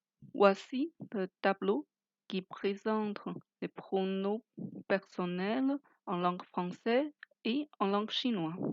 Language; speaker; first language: French; non-native, fluent; Chinese